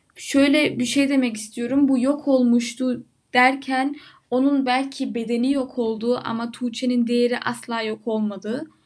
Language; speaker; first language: Turkish; early bilingual, heritage; Turkish